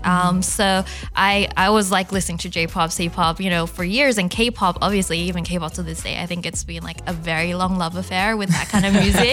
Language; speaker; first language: English; non-native, local second language; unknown